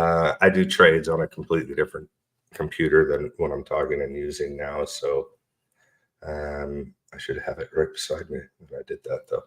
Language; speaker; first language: English; native; English